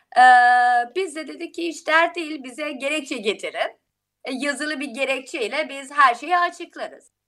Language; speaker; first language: Turkish; non-native, fluent; Persian